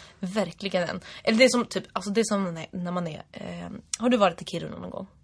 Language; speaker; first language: Swedish; native; Swedish